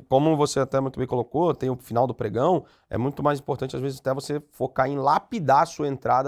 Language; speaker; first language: Portuguese; native; Portuguese